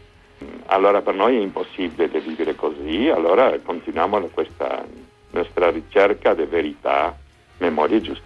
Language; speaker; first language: Italian; non-native, fluent; Spanish